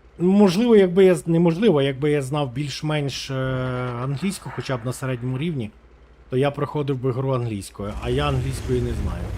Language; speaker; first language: Ukrainian; non-native, local second language; Russian